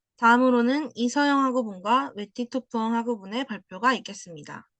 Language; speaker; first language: Korean; native; Korean